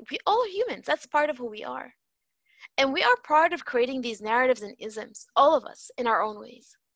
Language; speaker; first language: English; native; English